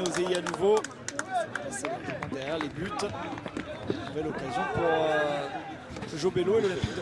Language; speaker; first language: French; native; French